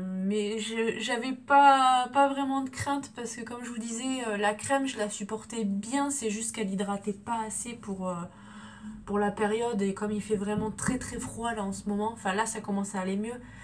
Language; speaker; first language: French; native; French